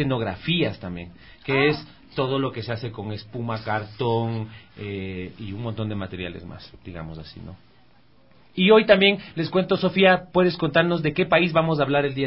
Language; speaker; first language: Spanish; native; Spanish